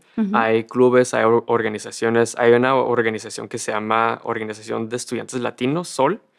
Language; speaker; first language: Spanish; early bilingual, heritage; Spanish